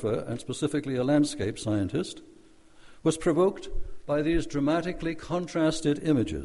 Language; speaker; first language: English; native; English